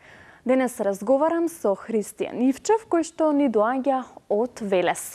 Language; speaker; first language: Macedonian; native; Macedonian